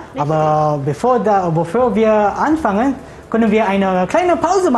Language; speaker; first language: German; non-native, learner; Malay